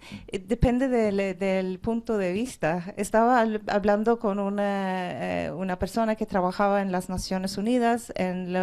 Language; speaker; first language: Spanish; non-native, fluent; Norwegian